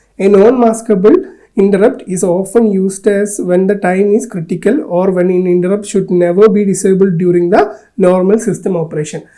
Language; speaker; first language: English; non-native, local second language; Malayalam